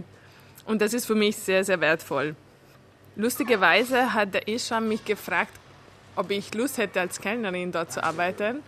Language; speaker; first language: German; early bilingual, heritage; German